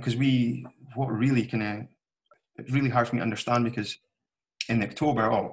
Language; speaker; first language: English; native; English